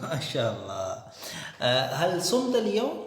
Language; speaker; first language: Arabic; non-native, fluent; Urdu